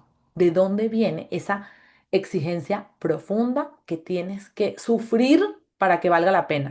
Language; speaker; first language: Spanish; native; Spanish